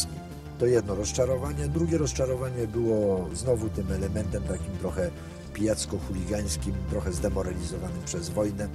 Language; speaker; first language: Polish; native; Polish